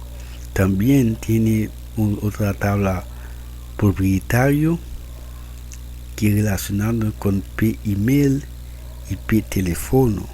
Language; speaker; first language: Spanish; non-native, learner; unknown